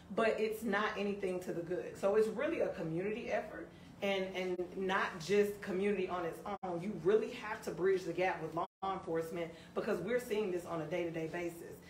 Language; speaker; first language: English; native; English